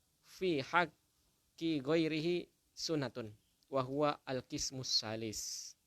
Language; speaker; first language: Arabic; non-native, fluent; Indonesian